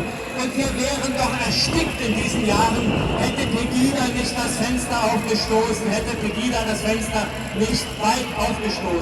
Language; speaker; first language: German; native; German